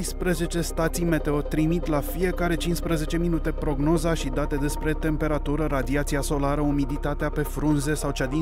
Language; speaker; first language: Romanian; native; Romanian